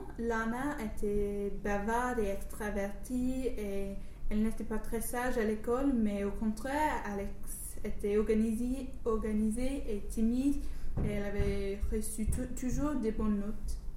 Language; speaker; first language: French; non-native, learner; English